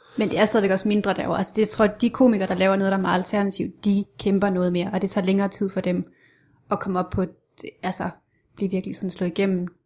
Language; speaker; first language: Danish; native; Danish